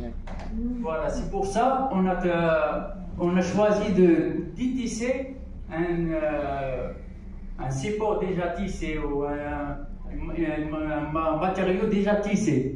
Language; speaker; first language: French; non-native, local second language; Arabic